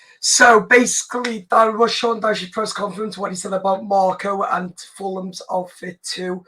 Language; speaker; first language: English; native; English